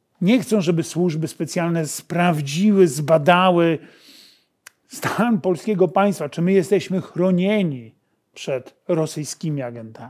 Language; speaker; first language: Polish; native; Polish